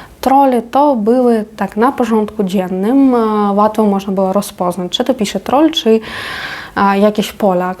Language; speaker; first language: Polish; non-native, fluent; Ukrainian